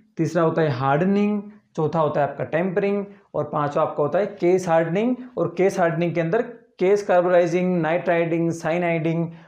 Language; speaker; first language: Hindi; native; Hindi